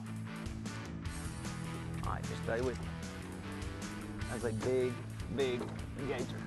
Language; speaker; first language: English; native; English